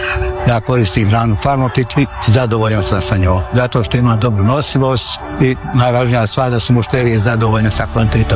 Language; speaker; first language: Serbian; native; Serbian